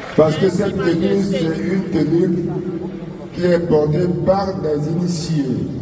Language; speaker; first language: French; non-native, local second language; Ghomala